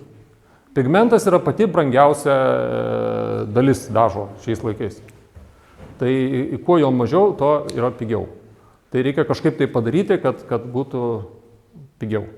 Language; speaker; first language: Lithuanian; native; Lithuanian